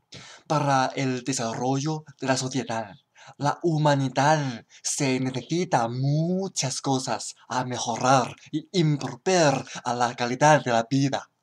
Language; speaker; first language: Spanish; non-native, learner; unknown